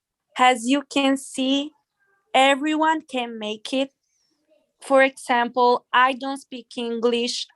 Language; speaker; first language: English; non-native, fluent; Italian